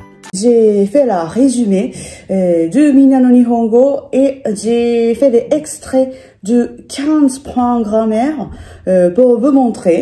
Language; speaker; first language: French; non-native, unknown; Japanese